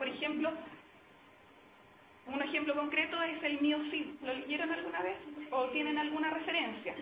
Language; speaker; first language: Spanish; native; Spanish